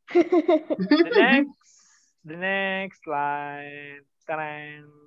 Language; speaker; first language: English; non-native, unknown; Indonesian